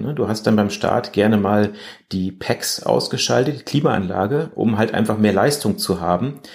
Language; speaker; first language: German; native; German